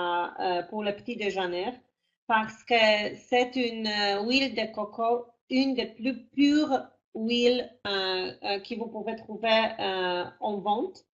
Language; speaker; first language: French; non-native, fluent; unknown